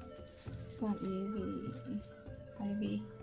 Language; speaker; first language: English; non-native, learner; Vietnamese